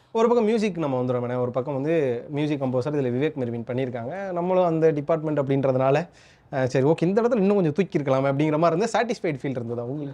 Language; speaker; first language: Tamil; native; Tamil